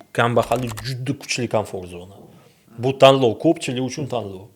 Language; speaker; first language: Uzbek; non-native, local second language; Russian